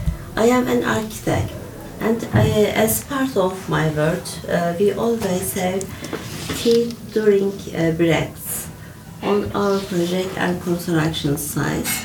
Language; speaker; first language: English; non-native, learner; Turkish